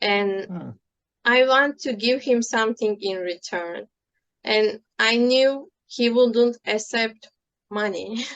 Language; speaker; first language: English; non-native, fluent; Turkish